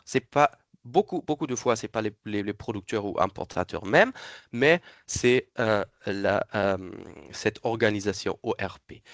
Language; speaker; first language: French; non-native, fluent; German